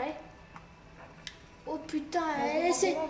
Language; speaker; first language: French; native; French